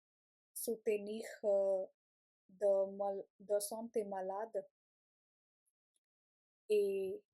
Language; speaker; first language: French; non-native, learner; Punjabi